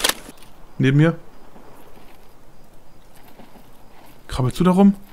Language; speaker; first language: German; native; German